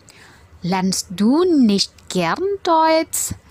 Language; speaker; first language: German; non-native, fluent; Indonesian